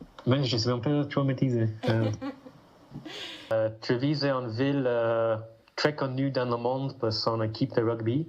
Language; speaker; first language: French; non-native, fluent; English